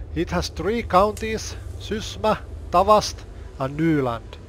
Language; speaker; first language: English; non-native, fluent; Finnish